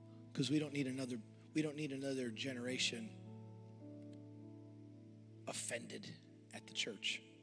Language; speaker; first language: English; early bilingual, other home language; Spanish